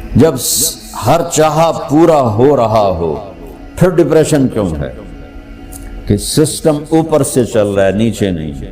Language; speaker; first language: Urdu; non-native, local second language; Punjabi